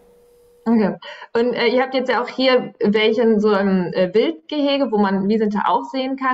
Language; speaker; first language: German; native; German